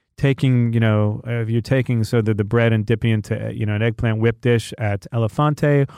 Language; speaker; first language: English; native; English